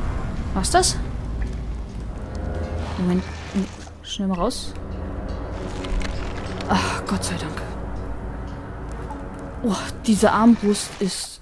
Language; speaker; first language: German; native; German